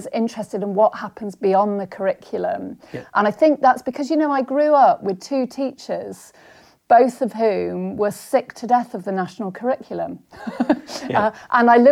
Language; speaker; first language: English; native; English